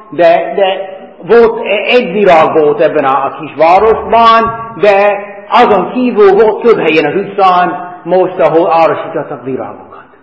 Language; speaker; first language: Hungarian; non-native, fluent; English